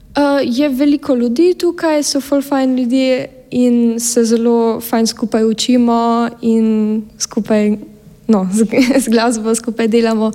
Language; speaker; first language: Slovenian; early bilingual, heritage; German